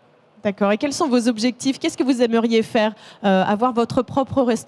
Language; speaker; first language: French; native; French